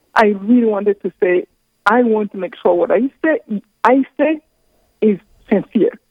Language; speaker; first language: English; non-native, local second language; Kinyarwanda